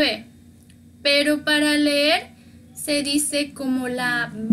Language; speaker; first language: Spanish; native; Spanish